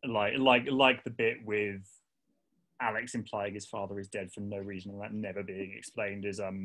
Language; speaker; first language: English; native; English